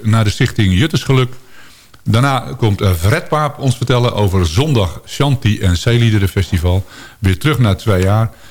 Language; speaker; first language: Dutch; native; Dutch